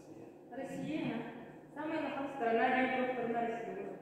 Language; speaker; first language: Russian; non-native, local second language; Yakut